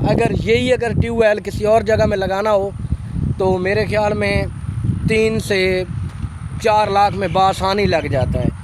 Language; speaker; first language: Urdu; non-native, local second language; Punjabi